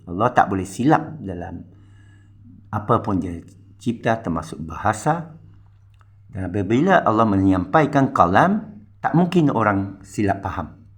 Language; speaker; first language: Malay; non-native, local second language; Min Nan Chinese